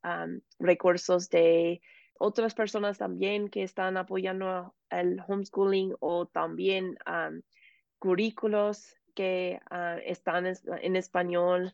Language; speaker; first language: Spanish; non-native, fluent; English